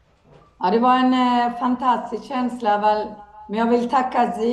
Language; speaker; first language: Swedish; non-native, fluent; Hebrew